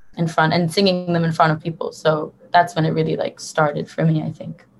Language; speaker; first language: English; early bilingual, other home language; Hebrew